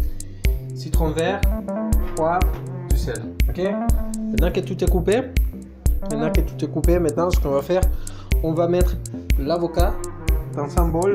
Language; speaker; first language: French; non-native, fluent; Spanish